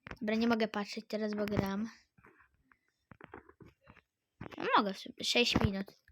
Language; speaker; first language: Polish; native; Polish